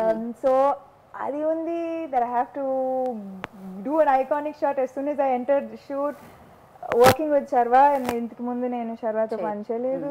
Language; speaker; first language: Telugu; non-native, local second language; Tamil